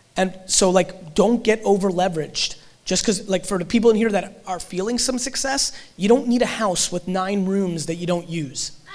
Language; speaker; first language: English; early bilingual, other home language; Russian